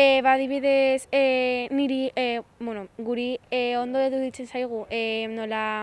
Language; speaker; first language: Basque; non-native, local second language; Spanish